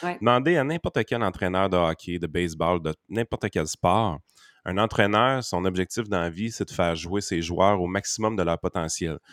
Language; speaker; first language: French; native; French